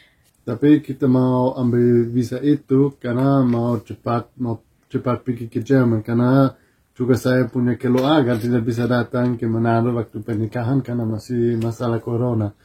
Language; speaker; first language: Indonesian; non-native, learner; German